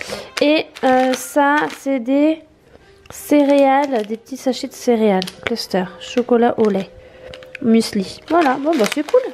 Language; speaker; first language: French; native; French